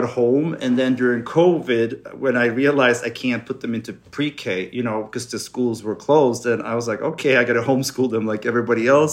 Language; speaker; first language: English; non-native, fluent; Swedish